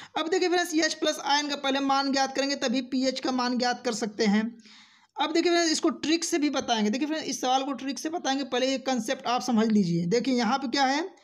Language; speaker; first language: Hindi; native; Hindi